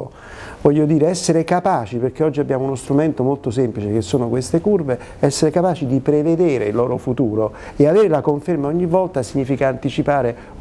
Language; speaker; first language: Italian; native; Italian